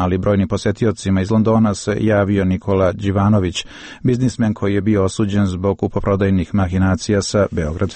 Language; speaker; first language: Croatian; native; Croatian